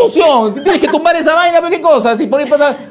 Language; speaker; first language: Spanish; native; Spanish